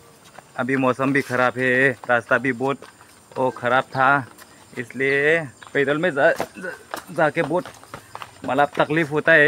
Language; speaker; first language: Hindi; non-native, local second language; Bangla